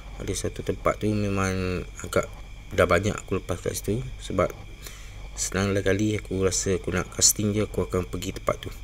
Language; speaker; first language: Malay; native; Malay